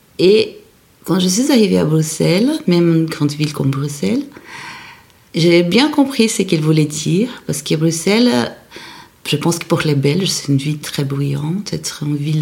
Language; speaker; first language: French; non-native, fluent; Portuguese